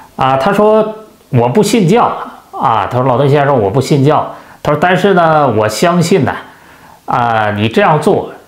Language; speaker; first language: Chinese; native; Chinese